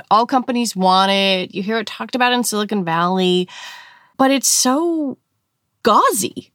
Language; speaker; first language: English; native; English